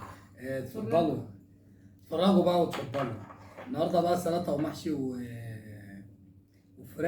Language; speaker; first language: Arabic; native; Arabic